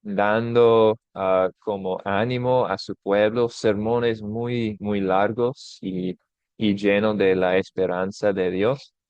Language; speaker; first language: Spanish; non-native, fluent; English